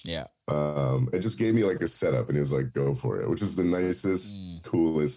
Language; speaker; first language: English; native; English